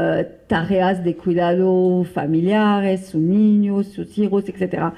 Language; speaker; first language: Spanish; non-native, fluent; French